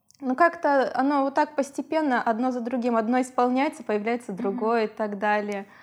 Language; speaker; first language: Russian; native; Russian